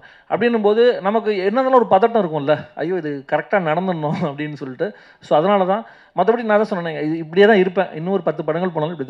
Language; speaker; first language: Tamil; native; Tamil